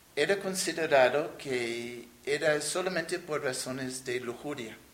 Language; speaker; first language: Spanish; non-native, fluent; English